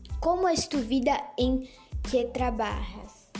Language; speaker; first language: Spanish; non-native, learner; Portuguese